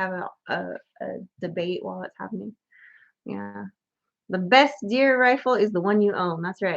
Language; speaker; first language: English; native; English